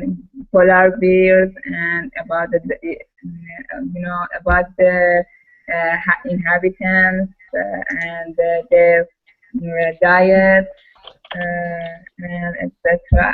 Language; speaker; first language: English; non-native, learner; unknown